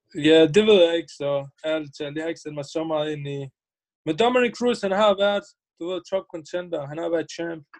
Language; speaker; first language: Danish; early bilingual, other home language; Bosnian